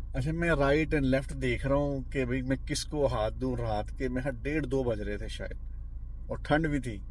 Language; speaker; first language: Urdu; non-native, local second language; Punjabi